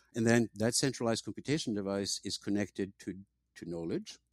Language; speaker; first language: English; non-native, fluent; Norwegian